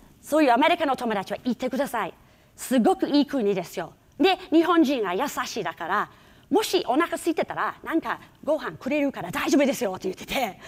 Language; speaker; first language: Japanese; non-native, fluent; English